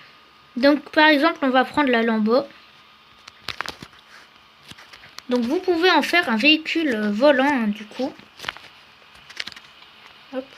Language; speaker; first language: French; native; French